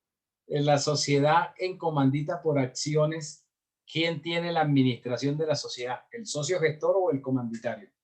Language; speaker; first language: Spanish; native; Spanish